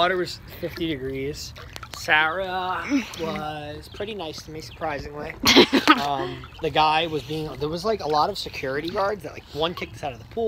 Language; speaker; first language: English; native; English